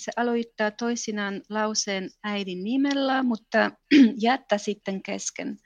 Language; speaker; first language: Finnish; non-native, fluent; Polish